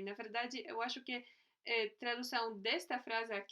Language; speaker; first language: Portuguese; non-native, fluent; Polish